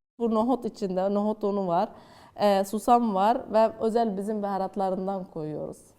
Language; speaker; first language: Turkish; non-native, fluent; Arabic